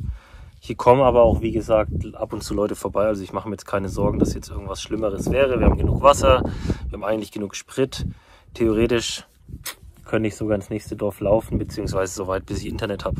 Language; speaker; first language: German; native; German